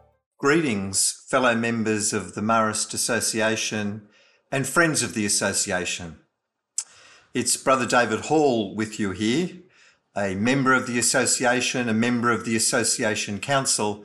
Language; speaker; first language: English; native; English